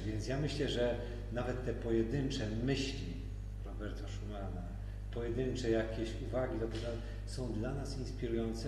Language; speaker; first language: Polish; native; Polish